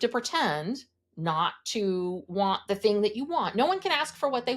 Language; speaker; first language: English; native; English